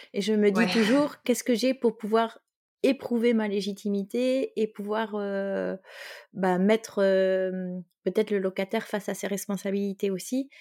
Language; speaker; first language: French; native; French